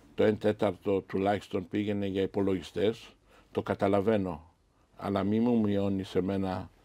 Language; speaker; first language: Greek; non-native, fluent; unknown